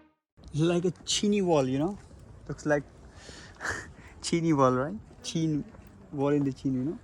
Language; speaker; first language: English; non-native, learner; Hindi